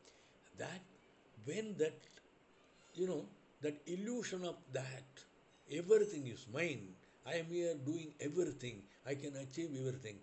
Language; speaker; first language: English; non-native, local second language; Tamil